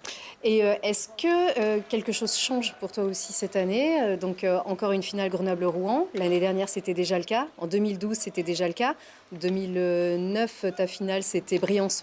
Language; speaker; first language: French; native; French